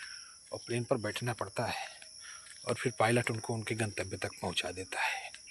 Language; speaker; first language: Hindi; native; Hindi